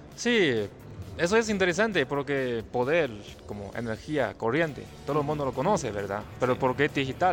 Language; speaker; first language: Spanish; non-native, learner; Chinese